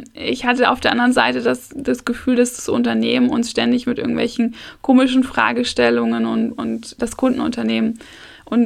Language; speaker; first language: German; native; German